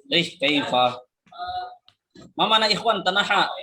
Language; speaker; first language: Arabic; non-native, fluent; Indonesian